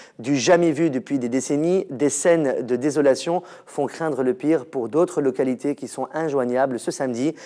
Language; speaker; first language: French; non-native, local second language; Arabic